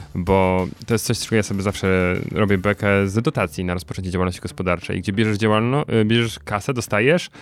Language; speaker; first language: Polish; native; Polish